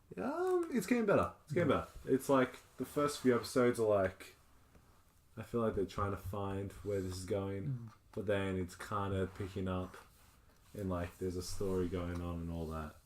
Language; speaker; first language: English; native; English